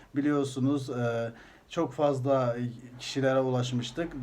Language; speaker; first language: Turkish; early bilingual, heritage; Azerbaijani